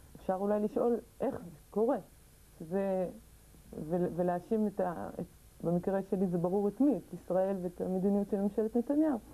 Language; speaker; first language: Hebrew; native; Hebrew